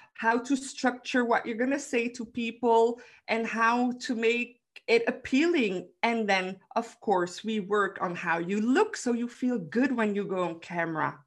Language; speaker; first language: English; non-native, fluent; Dutch